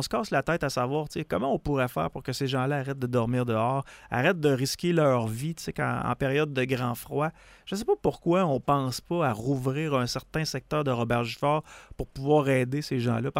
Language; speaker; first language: French; native; French